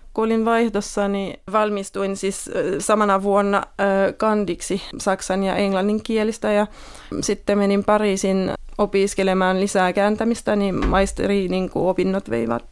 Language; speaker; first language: Finnish; non-native, fluent; French